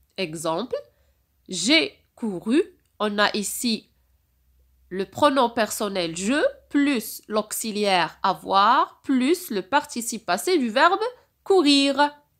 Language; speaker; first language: French; non-native, local second language; Arabic